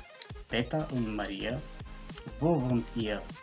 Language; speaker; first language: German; non-native, fluent; Macedonian